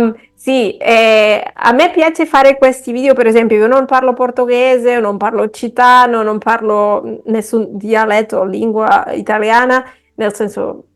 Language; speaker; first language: Italian; non-native, fluent; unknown